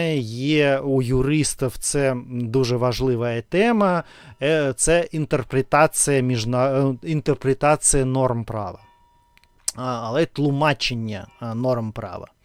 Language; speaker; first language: Ukrainian; non-native, learner; Russian